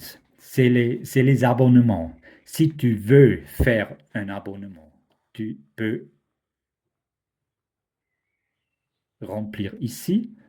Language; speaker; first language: French; non-native, fluent; German